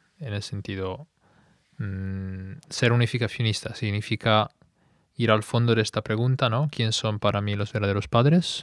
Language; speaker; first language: Spanish; non-native, fluent; Italian